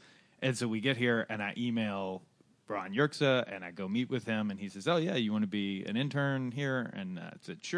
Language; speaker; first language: English; native; English